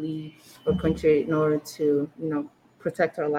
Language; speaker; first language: English; early bilingual, other home language; Arabic